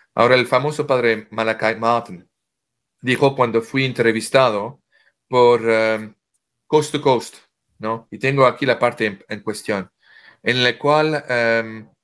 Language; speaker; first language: Spanish; non-native, fluent; French